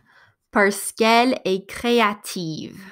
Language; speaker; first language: French; non-native, fluent; English